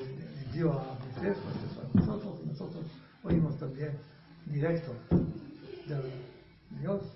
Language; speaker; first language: Spanish; non-native, learner; Hebrew